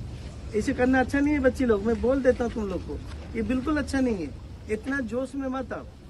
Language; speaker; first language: Hindi; non-native, local second language; Odia